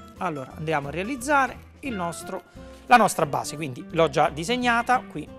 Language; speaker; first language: Italian; native; Italian